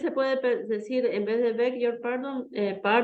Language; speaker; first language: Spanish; native; Spanish